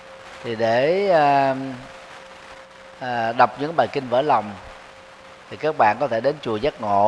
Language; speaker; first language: Vietnamese; native; Vietnamese